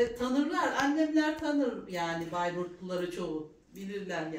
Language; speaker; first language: Turkish; native; Turkish